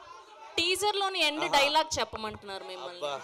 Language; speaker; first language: Telugu; native; Telugu